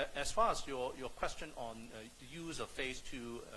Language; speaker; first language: English; non-native, local second language; Cantonese